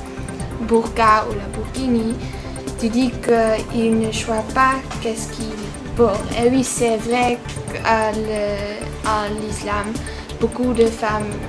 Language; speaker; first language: French; non-native, learner; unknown